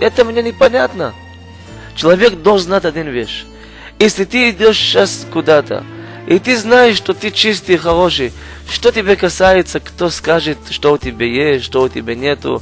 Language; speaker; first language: Russian; non-native, learner; Hebrew